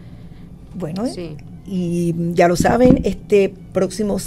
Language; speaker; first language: Spanish; native; Spanish